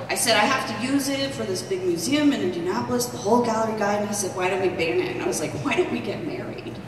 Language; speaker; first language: English; native; English